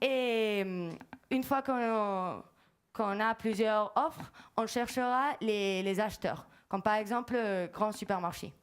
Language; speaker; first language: French; non-native, fluent; Spanish